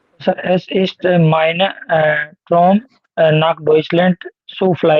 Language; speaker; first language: German; non-native, learner; Hindi